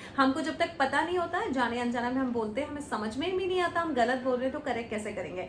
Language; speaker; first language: Hindi; native; Hindi